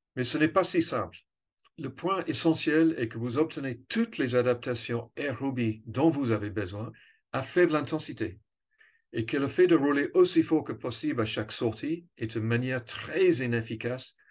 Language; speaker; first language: French; non-native, fluent; English